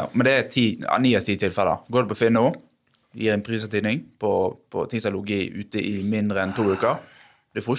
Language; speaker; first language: Norwegian; native; Norwegian